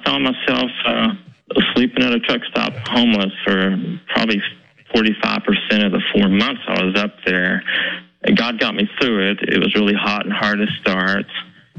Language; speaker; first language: English; native; English